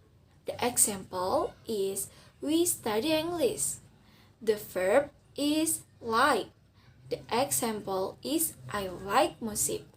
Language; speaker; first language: English; non-native, learner; Indonesian